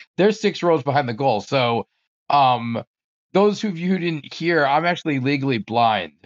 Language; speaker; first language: English; native; English